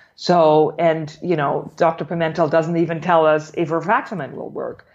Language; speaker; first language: English; non-native, fluent; German